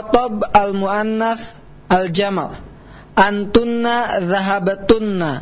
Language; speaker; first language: Arabic; non-native, learner; Indonesian